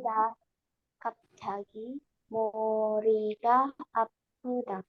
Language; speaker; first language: Korean; non-native, learner; Indonesian